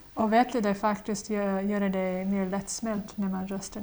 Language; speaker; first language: Swedish; non-native, fluent; English